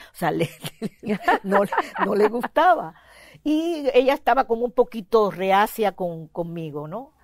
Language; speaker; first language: Spanish; native; Spanish